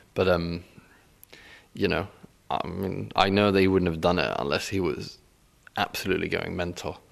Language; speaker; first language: English; non-native, fluent; Swedish